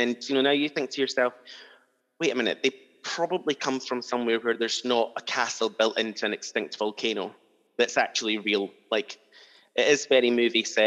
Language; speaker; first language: English; native; English